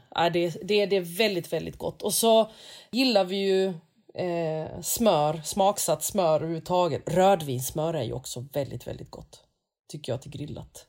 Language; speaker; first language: Swedish; native; Swedish